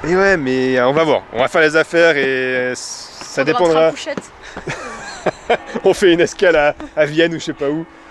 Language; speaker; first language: French; native; French